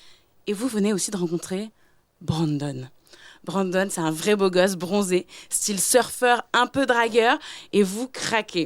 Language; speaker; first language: French; native; French